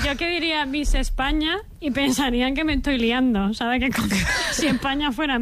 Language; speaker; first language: Spanish; native; Spanish